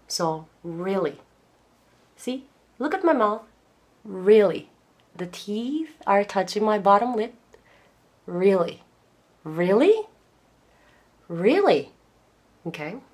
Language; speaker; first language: English; non-native, fluent; Japanese